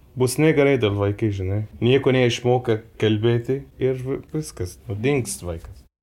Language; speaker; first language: Lithuanian; non-native, learner; Arabic